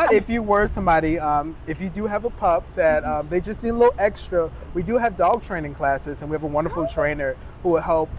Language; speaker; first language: English; native; English